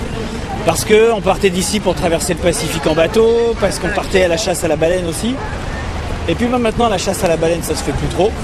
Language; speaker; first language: French; native; French